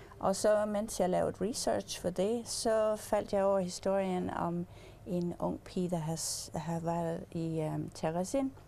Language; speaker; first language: Danish; early bilingual, heritage; English